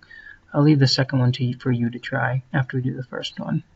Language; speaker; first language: English; native; English